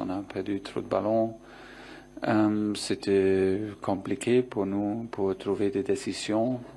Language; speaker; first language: French; non-native, fluent; German